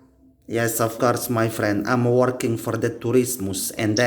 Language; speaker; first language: English; non-native, learner; Indonesian